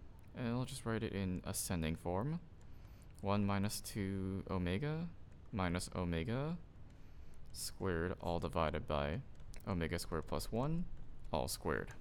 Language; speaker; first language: English; native; English